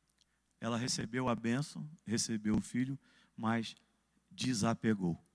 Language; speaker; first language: Portuguese; native; Portuguese